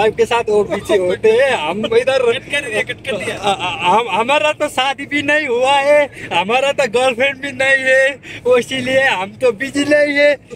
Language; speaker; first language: Hindi; non-native, learner; Nepali